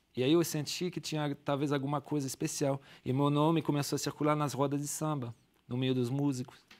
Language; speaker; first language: Portuguese; non-native, fluent; French